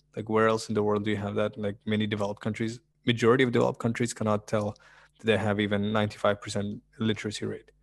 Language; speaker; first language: English; early bilingual, other home language; Russian